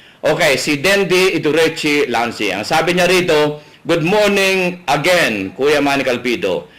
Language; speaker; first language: Filipino; native; Filipino